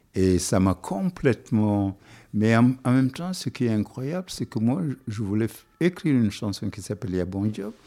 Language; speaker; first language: French; non-native, local second language; Wolof